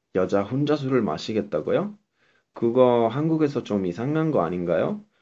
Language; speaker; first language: Korean; non-native, fluent; Italian